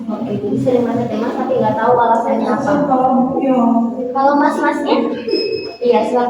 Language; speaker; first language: Indonesian; native; Indonesian